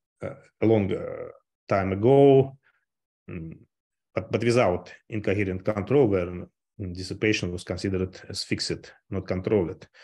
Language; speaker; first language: English; non-native, fluent; Russian